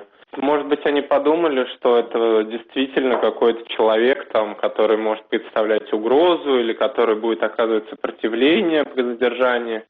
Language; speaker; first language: Russian; native; Russian